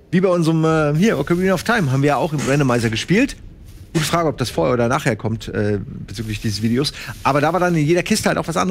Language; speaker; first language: German; native; German